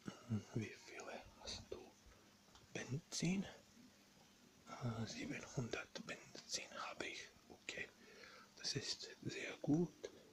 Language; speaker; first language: German; non-native, learner; Bosnian